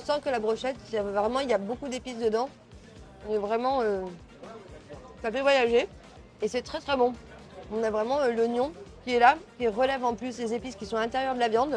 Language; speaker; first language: French; native; French